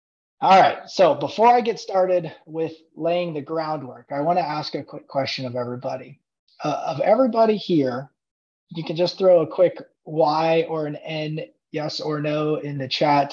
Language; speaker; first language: English; native; English